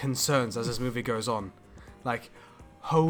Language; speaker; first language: English; native; English